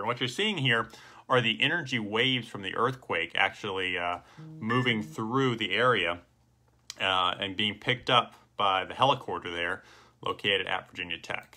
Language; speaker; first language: English; native; English